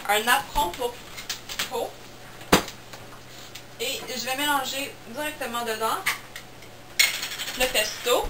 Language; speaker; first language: French; non-native, local second language; English